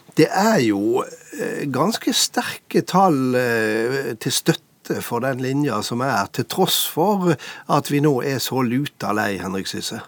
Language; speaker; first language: Norwegian; native; Norwegian